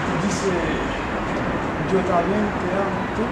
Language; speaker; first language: Spanish; non-native, learner; Haitian Creole